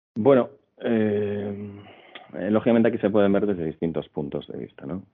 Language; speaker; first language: Spanish; native; Spanish